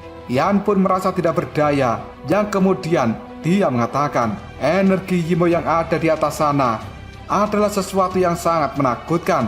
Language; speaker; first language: Indonesian; native; Indonesian